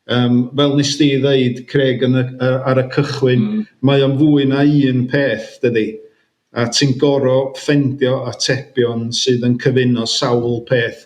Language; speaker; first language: Welsh; native; Welsh